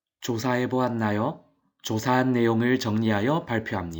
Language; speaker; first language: Korean; native; Korean